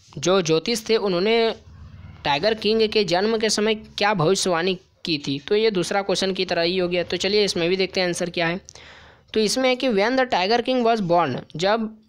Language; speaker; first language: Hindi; native; Hindi